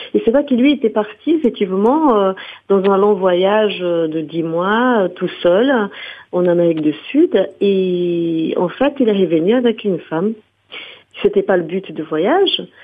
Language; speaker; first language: French; non-native, fluent; Portuguese